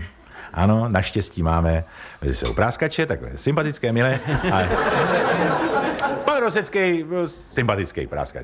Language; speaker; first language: Czech; native; Czech